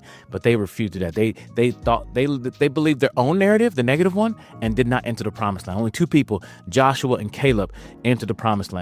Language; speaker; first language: English; native; English